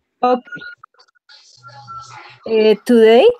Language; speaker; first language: English; non-native, learner; Spanish